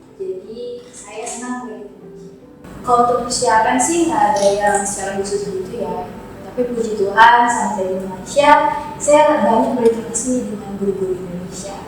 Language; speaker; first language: Indonesian; early bilingual, heritage; Indonesian